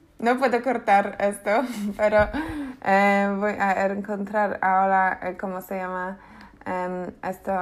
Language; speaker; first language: Spanish; non-native, learner; Polish